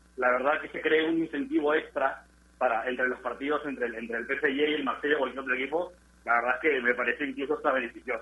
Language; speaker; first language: Spanish; native; Spanish